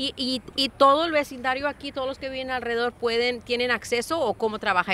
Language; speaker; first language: Spanish; early bilingual, heritage; Spanish